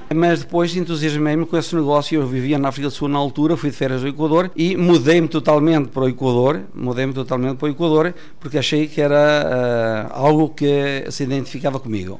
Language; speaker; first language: Portuguese; native; Portuguese